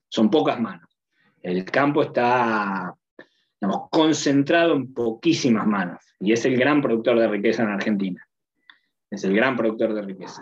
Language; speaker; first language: Spanish; native; Spanish